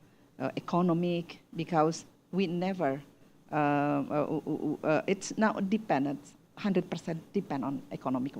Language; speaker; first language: English; non-native, learner; Indonesian